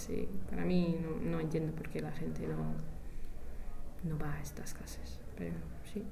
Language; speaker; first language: Spanish; non-native, fluent; English